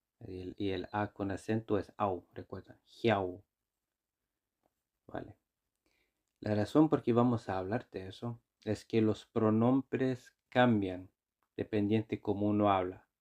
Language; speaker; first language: Spanish; non-native, fluent; Icelandic